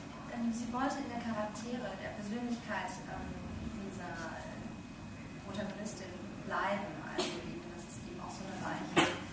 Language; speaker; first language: German; native; German